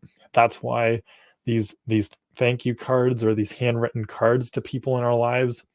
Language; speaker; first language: English; native; English